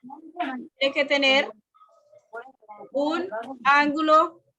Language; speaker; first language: Spanish; native; Spanish